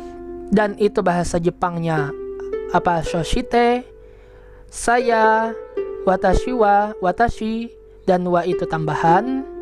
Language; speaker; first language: Indonesian; native; Indonesian